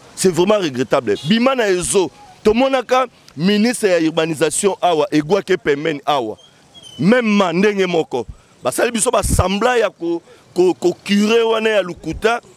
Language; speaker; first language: Lingala; native; Lingala